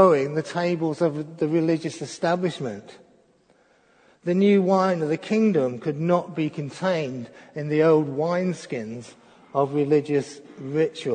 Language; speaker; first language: English; native; English